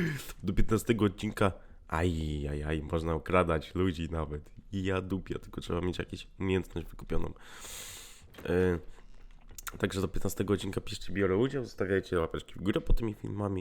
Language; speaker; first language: Polish; native; Polish